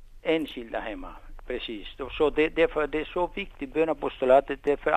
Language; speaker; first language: Swedish; non-native, fluent; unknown